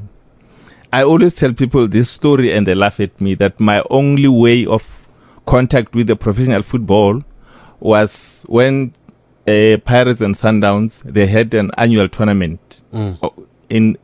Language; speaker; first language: English; non-native, local second language; Northern Sotho